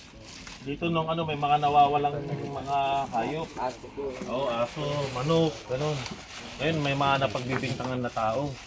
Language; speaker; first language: Filipino; native; Filipino